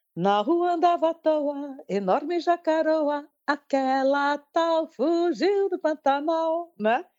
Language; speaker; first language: Portuguese; early bilingual, other home language; French